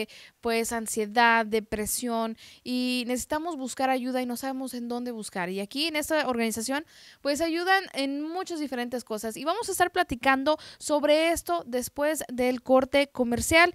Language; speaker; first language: Spanish; native; Spanish